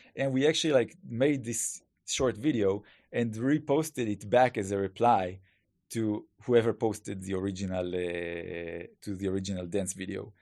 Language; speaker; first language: English; non-native, fluent; Hebrew